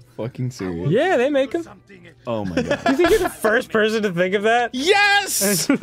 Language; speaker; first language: English; native; English